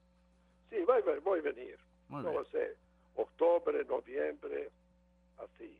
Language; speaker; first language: Spanish; non-native, learner; Serbian